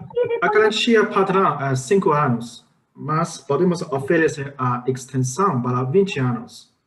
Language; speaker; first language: Portuguese; non-native, learner; Chinese